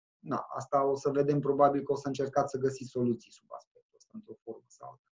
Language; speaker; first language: Romanian; native; Romanian